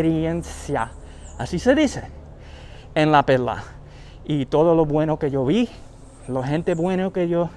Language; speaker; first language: Spanish; early bilingual, heritage; English